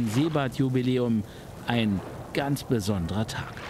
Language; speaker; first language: German; native; German